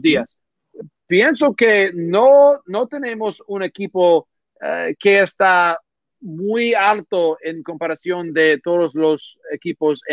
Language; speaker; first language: Spanish; non-native, learner; English